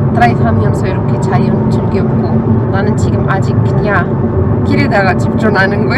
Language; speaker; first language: Korean; non-native, learner; Arabic